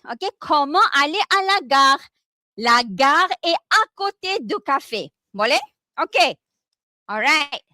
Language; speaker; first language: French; non-native, fluent; Malay